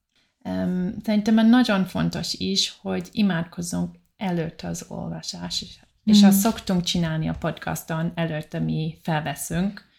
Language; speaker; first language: Hungarian; non-native, learner; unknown